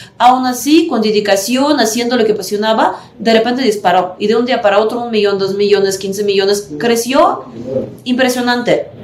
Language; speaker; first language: Spanish; non-native, fluent; Russian